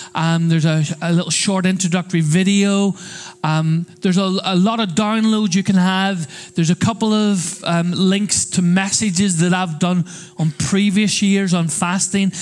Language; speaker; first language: English; native; English